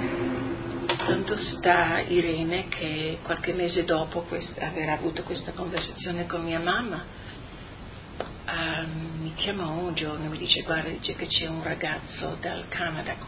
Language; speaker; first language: Italian; native; Italian